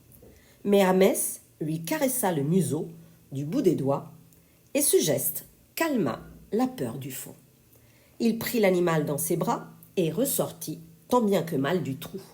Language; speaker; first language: French; native; French